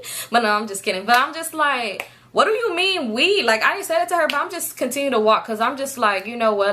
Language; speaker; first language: English; native; English